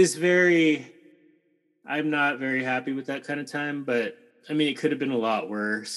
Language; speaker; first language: English; native; English